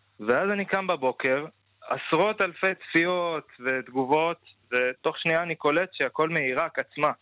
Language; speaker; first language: Hebrew; native; Hebrew